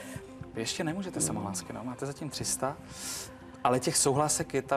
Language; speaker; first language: Czech; native; Czech